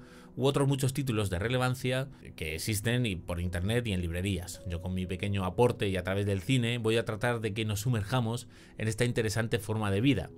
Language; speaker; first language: Spanish; native; Spanish